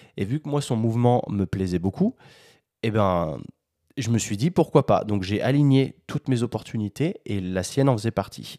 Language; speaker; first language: French; native; French